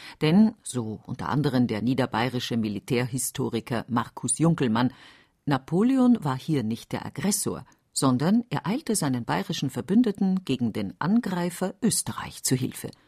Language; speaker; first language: German; native; German